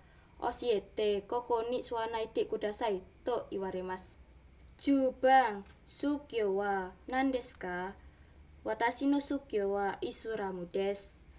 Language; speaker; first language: Japanese; non-native, learner; Indonesian